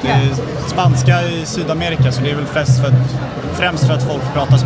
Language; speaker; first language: Swedish; native; Swedish